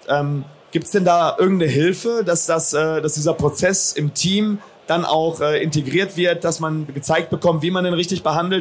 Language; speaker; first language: German; native; German